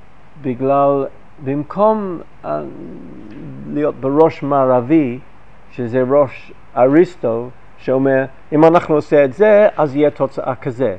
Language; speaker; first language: Hebrew; non-native, fluent; English